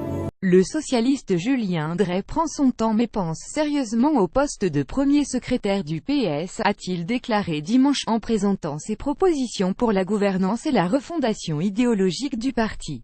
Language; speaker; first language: French; native; French